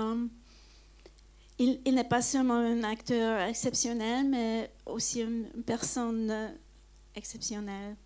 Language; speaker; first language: French; non-native, fluent; Hungarian